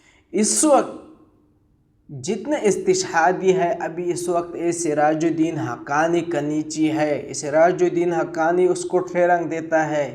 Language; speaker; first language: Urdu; non-native, learner; Pashto